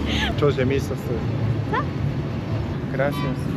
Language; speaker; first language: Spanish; non-native, learner; Korean